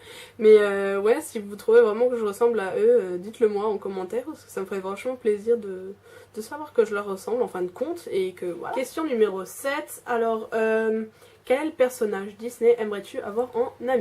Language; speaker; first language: French; native; French